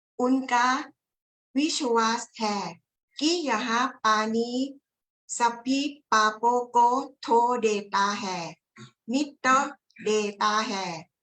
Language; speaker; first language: Hindi; non-native, learner; Thai